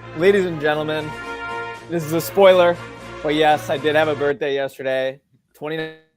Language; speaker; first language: English; native; English